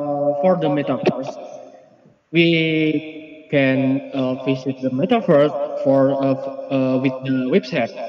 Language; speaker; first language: English; non-native, learner; Indonesian